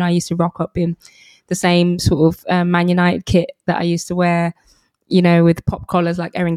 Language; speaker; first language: English; native; English